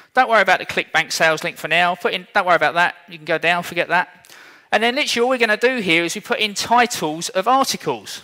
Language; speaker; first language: English; native; English